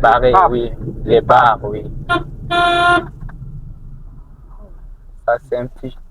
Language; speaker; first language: French; non-native, local second language; Rundi